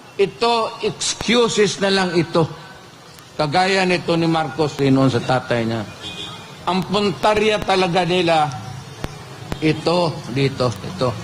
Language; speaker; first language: Filipino; non-native, local second language; Cebuano